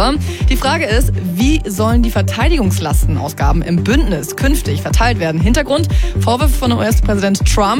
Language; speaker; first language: German; native; German